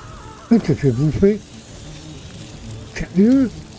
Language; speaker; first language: French; native; French